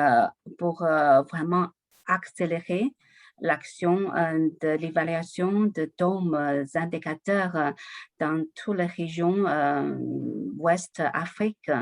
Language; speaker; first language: French; non-native, learner; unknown